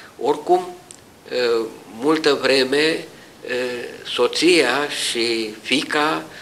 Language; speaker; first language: Romanian; native; Romanian